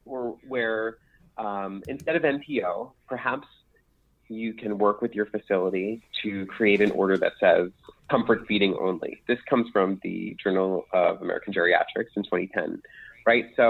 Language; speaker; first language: English; native; English